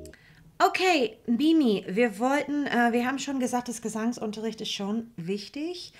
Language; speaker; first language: German; non-native, fluent; English